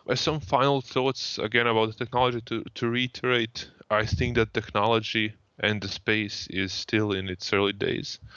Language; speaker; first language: English; non-native, fluent; Croatian